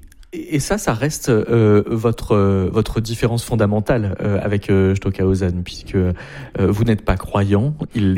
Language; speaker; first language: French; native; French